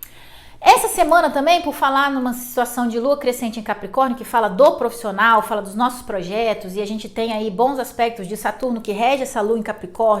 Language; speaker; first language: Portuguese; native; Portuguese